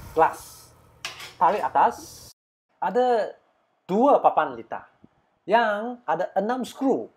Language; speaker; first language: Malay; non-native, local second language; Chinese